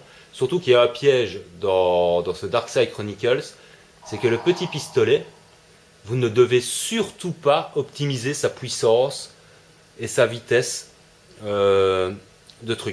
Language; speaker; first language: French; native; French